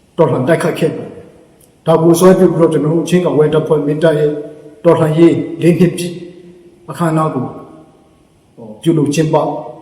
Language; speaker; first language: Burmese; non-native, local second language; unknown